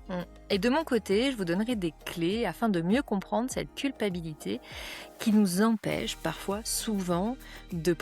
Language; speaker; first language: French; native; French